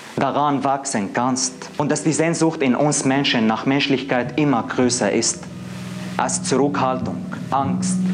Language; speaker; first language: German; non-native, fluent; Arabic